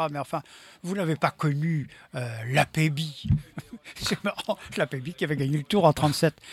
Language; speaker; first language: French; native; French